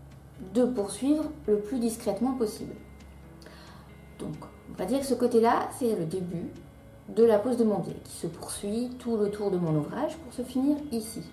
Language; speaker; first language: French; native; French